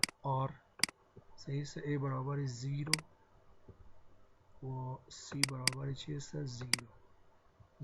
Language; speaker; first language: Persian; non-native, local second language; Pashto